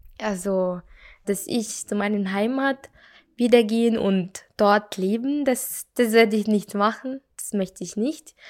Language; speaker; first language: German; non-native, learner; Arabic